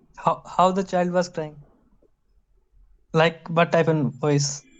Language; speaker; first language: English; non-native, learner; Hindi